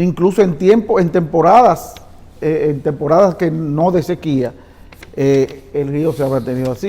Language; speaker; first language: Spanish; native; Spanish